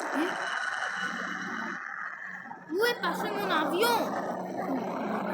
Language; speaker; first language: French; non-native, fluent; English